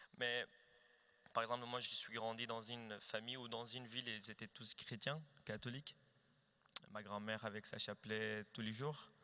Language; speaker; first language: French; non-native, fluent; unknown